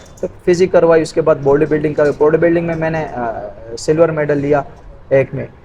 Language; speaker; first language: Urdu; non-native, local second language; Pashto